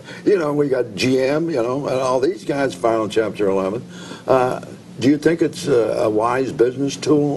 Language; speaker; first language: English; native; English